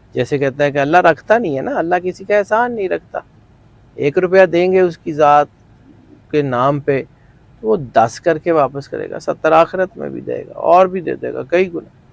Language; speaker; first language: Urdu; non-native, local second language; Punjabi